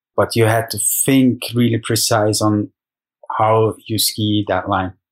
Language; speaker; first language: English; non-native, fluent; German